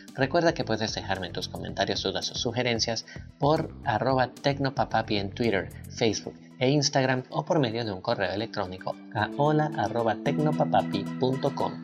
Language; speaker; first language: Spanish; native; Spanish